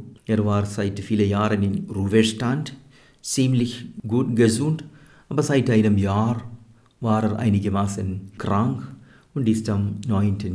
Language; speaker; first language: German; non-native, fluent; Malayalam